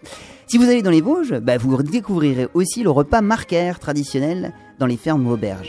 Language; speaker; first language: French; native; French